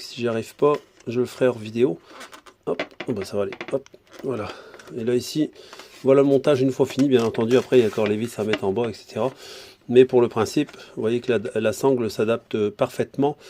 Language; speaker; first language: French; native; French